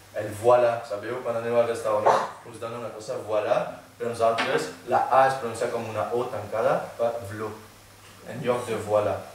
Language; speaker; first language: Catalan; non-native, fluent; French